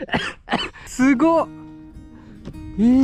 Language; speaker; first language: Japanese; native; Japanese